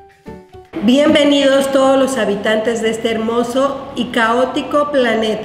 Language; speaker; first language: Spanish; native; Spanish